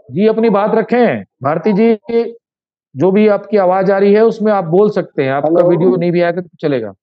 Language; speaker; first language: Hindi; native; Hindi